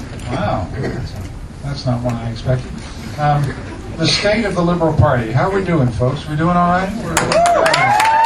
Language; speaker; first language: English; native; English